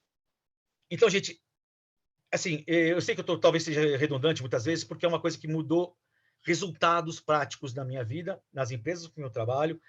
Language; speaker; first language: Portuguese; native; Portuguese